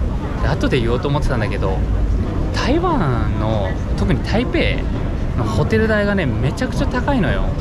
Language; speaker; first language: Japanese; native; Japanese